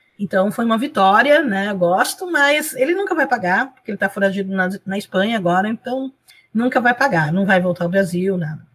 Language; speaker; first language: Portuguese; early bilingual, other home language; Spanish